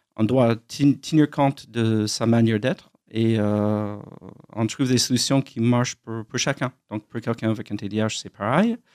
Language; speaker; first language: French; non-native, fluent; English